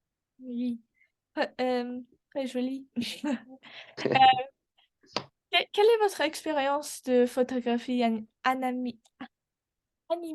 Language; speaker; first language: French; non-native, learner; English